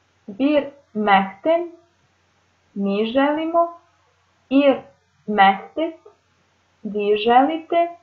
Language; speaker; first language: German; non-native, fluent; Serbian